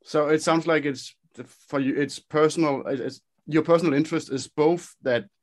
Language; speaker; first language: English; non-native, fluent; Danish